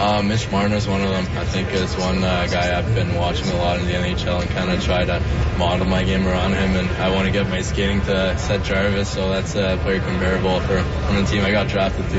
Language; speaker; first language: English; non-native, fluent; French